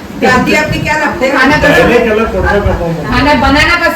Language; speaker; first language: Hindi; non-native, local second language; Kannada